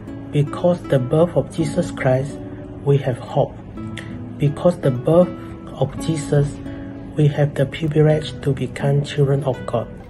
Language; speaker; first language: English; non-native, local second language; Chinese